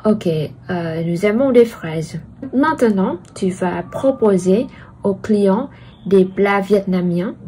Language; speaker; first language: French; non-native, fluent; Vietnamese